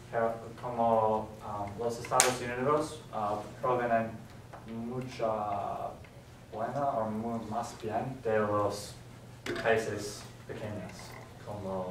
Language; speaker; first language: Spanish; non-native, learner; English